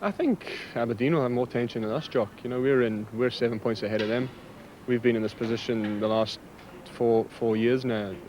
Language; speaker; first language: English; native; English